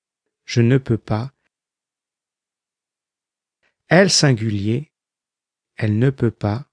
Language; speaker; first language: French; non-native, fluent; English